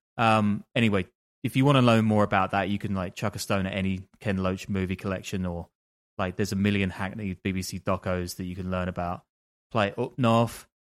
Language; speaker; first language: English; native; English